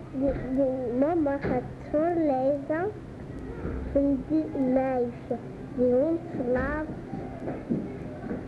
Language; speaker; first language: Dutch; early bilingual, other home language; Arabic